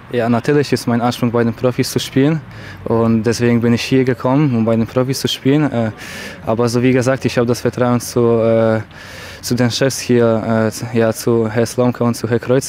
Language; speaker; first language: German; non-native, fluent; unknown